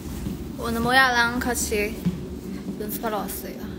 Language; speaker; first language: Korean; non-native, fluent; Chinese